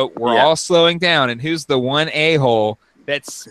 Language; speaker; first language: English; native; English